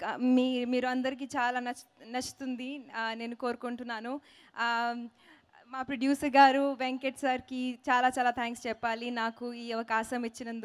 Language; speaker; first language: Telugu; non-native, local second language; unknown